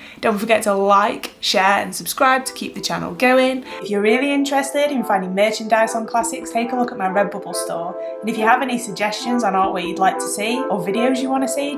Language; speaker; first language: English; native; English